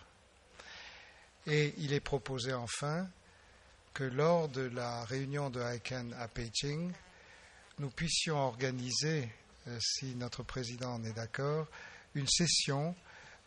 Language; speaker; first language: French; native; French